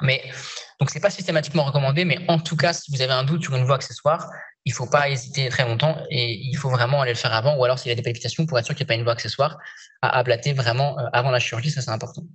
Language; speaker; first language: French; native; French